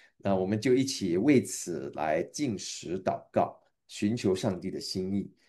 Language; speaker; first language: Chinese; native; Chinese